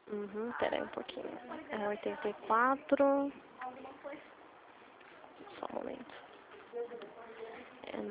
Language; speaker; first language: Portuguese; native; Portuguese